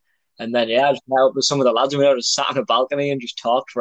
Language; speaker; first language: English; native; English